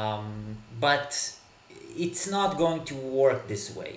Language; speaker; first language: English; non-native, fluent; Hebrew